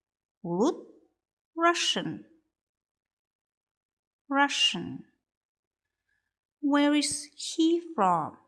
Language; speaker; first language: English; non-native, fluent; Kyrgyz